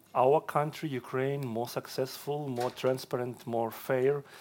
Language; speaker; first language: English; non-native, fluent; Russian